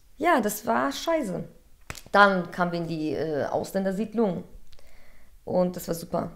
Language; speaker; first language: German; early bilingual, other home language; Polish